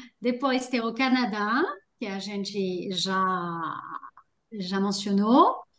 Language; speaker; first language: Portuguese; non-native, fluent; French